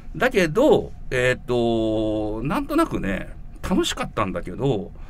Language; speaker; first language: Japanese; native; Japanese